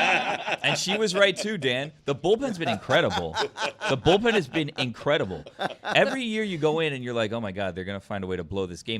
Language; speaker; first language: English; native; English